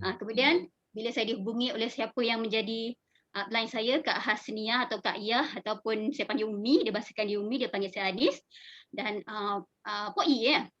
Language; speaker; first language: Malay; native; Malay